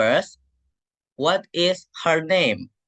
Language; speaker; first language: English; non-native, fluent; Indonesian